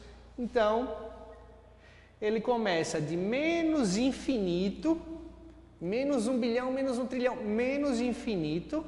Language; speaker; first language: Portuguese; native; Portuguese